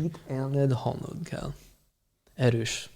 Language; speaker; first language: Hungarian; non-native, fluent; English